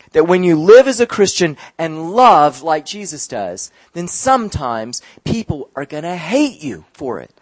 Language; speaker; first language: English; native; English